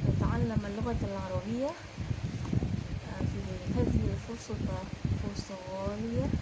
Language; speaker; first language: Arabic; non-native, fluent; Indonesian